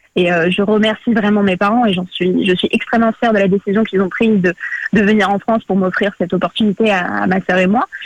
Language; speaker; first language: French; early bilingual, other home language; Portuguese